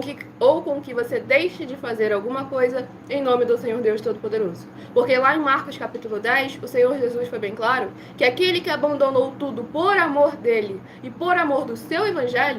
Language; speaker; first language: Portuguese; native; Portuguese